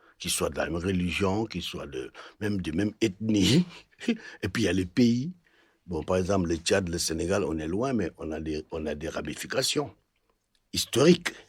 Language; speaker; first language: French; non-native, local second language; Wolof